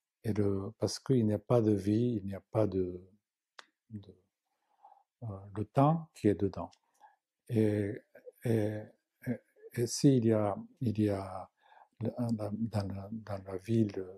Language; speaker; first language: French; non-native, learner; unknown